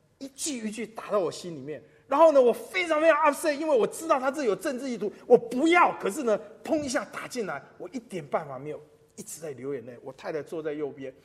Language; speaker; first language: Chinese; non-native, local second language; Min Nan Chinese